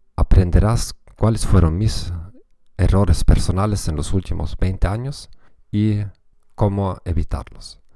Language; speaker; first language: Spanish; non-native, fluent; German